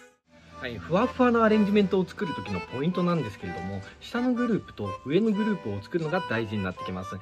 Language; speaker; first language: Japanese; native; Japanese